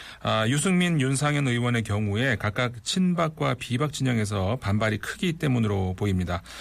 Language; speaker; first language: Korean; native; Korean